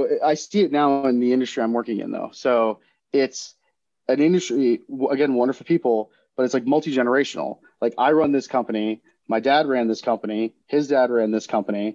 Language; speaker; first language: English; native; English